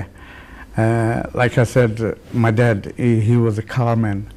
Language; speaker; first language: English; native; English